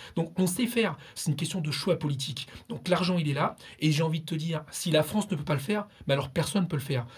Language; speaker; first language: French; early bilingual, other home language; Spanish